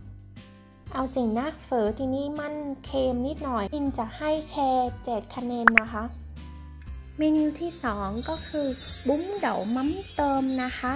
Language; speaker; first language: Thai; non-native, fluent; Vietnamese